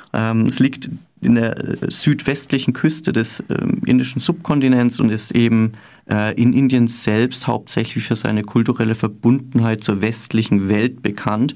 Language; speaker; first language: German; native; German